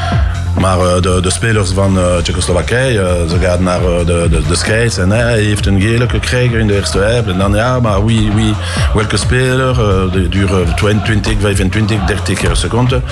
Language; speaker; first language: Dutch; non-native, local second language; French